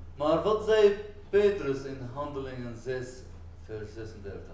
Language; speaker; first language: Dutch; non-native, fluent; Arabic